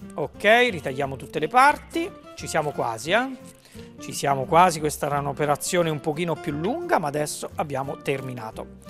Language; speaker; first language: Italian; native; Italian